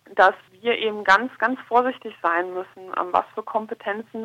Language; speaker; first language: German; native; German